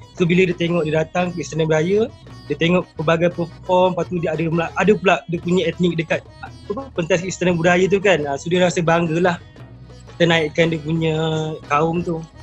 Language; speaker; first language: Malay; native; Malay